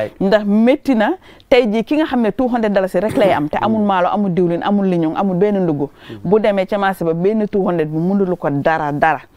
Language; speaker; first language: Wolof; native; Wolof